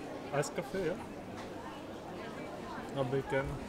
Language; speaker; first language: German; non-native, learner; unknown